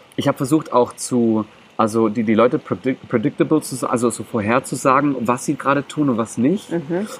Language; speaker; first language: German; non-native, local second language; Greek